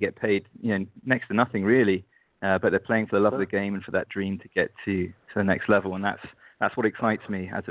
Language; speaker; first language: English; native; English